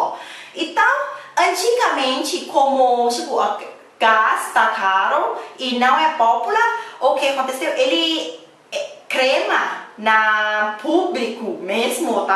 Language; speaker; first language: Portuguese; non-native, learner; Thai